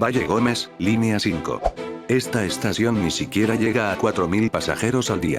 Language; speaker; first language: Spanish; native; Spanish